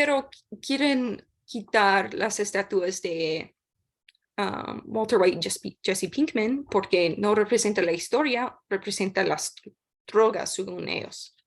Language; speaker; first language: Spanish; non-native, learner; English